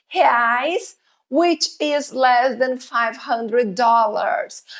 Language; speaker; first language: English; non-native, fluent; Portuguese